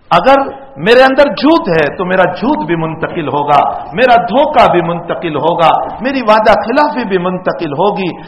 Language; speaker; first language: Urdu; non-native, local second language; Gujarati